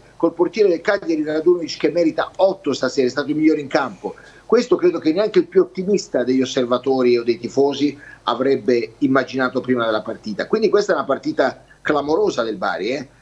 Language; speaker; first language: Italian; native; Italian